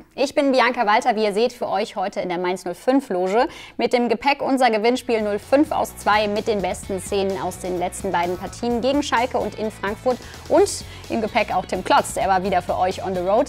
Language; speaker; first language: German; native; German